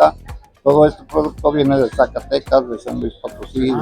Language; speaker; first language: Spanish; native; Spanish